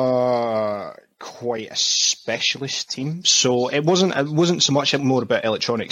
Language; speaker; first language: English; native; English